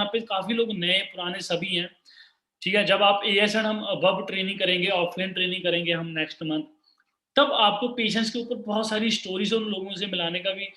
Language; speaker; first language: Hindi; non-native, local second language; Punjabi